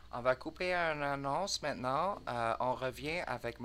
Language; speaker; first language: French; non-native, learner; English